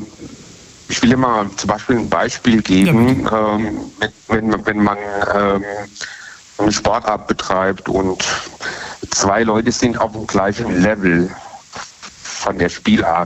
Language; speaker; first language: German; native; German